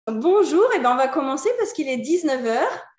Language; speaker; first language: French; native; French